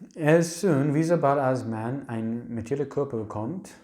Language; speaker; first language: German; non-native, learner; English